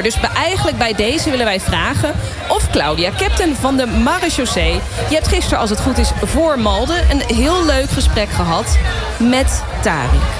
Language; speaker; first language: Dutch; native; Dutch